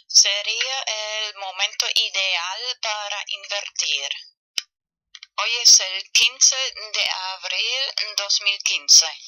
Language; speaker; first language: Spanish; non-native, fluent; German